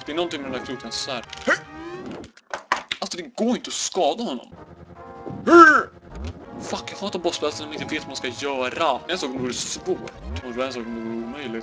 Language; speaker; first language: Swedish; native; Swedish